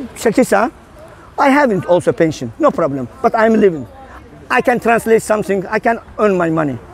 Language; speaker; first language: English; non-native, learner; Azerbaijani